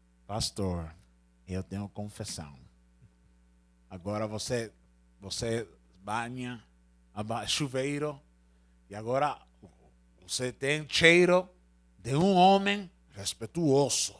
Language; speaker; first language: Portuguese; non-native, learner; Spanish